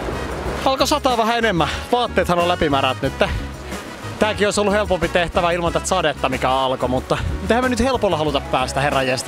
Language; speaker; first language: Finnish; native; Finnish